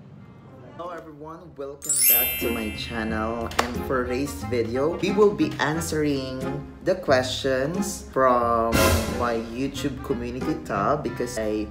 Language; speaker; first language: English; non-native, local second language; Filipino